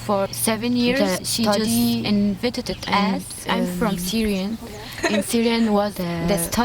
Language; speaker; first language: English; non-native, learner; Arabic